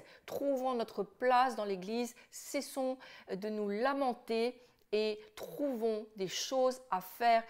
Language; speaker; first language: French; native; French